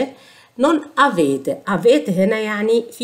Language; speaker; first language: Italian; non-native, fluent; Arabic